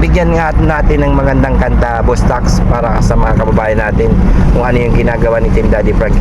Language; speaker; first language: Filipino; native; Filipino